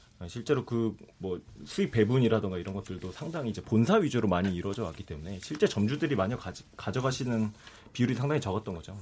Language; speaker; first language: Korean; native; Korean